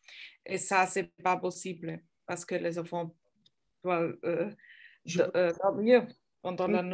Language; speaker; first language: French; non-native, fluent; German